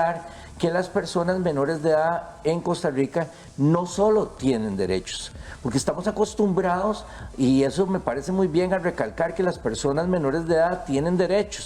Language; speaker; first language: Spanish; native; Spanish